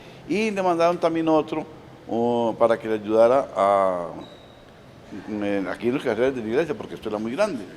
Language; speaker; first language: Spanish; native; Spanish